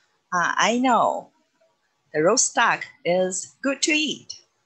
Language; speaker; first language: English; non-native, fluent; Chinese